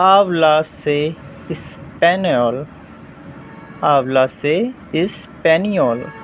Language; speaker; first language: Spanish; non-native, learner; Hindi